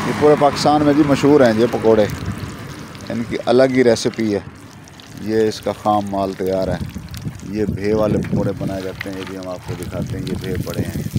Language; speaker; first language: Urdu; non-native, local second language; Punjabi